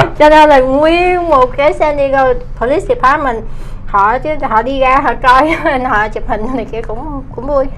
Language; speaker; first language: Vietnamese; early bilingual, heritage; Vietnamese